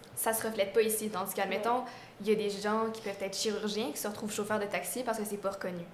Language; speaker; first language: French; native; French